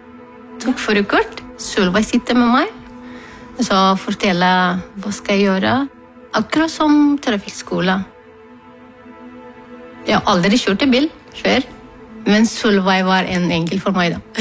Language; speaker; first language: Norwegian; non-native, learner; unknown